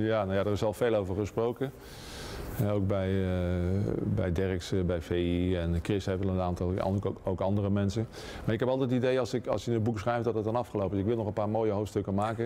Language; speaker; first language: Dutch; native; Dutch